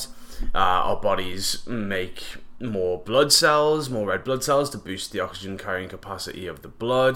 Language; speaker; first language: English; native; English